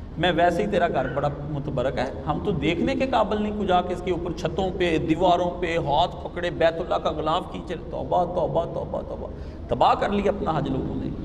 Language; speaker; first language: Urdu; non-native, local second language; Punjabi